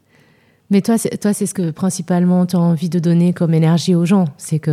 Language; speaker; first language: French; native; French